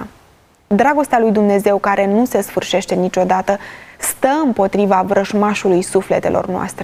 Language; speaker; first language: Romanian; native; Romanian